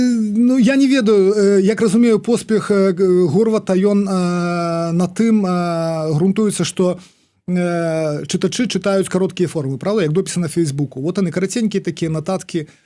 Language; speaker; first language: Belarusian; non-native, local second language; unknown